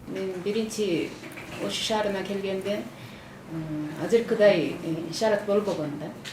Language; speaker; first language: Kyrgyz; non-native, fluent; Korean